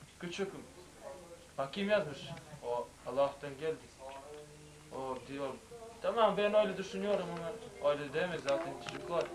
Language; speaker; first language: Turkish; non-native, learner; Bosnian